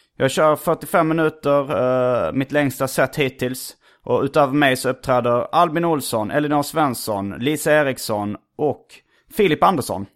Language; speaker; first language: Swedish; native; Swedish